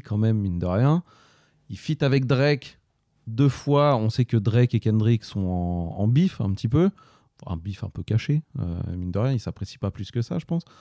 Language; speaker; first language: French; native; French